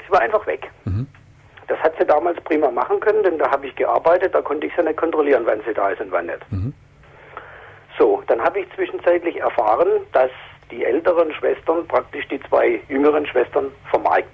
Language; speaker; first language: German; native; German